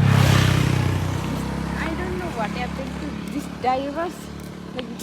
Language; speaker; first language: English; non-native, learner; Nepali